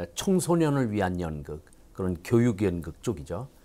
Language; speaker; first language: Korean; native; Korean